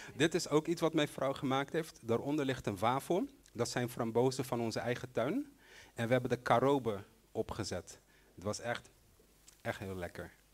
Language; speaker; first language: Dutch; non-native, local second language; Papiamento